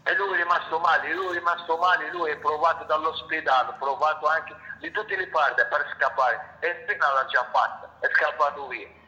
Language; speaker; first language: Italian; non-native, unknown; Arabic